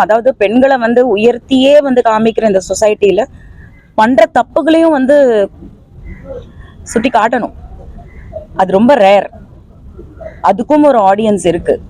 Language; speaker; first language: Tamil; native; Tamil